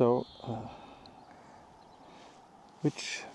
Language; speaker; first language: English; non-native, fluent; German